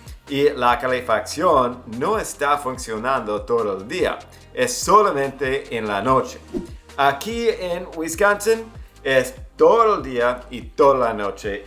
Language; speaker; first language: Spanish; non-native, fluent; English